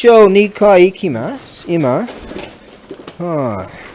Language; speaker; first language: Japanese; non-native, learner; English